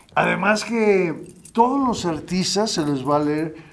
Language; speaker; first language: Spanish; native; Spanish